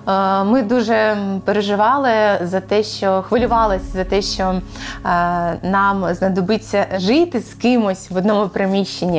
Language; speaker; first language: Ukrainian; native; Ukrainian